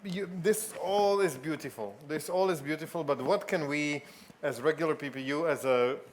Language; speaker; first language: English; non-native, fluent; Slovak